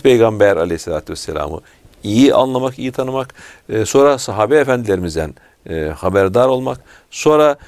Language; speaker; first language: Turkish; native; Turkish